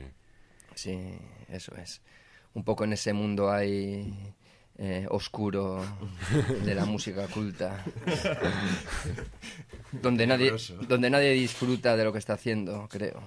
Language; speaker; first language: Spanish; native; Spanish